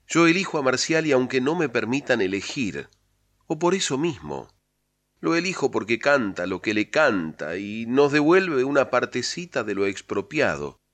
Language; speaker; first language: Spanish; native; Spanish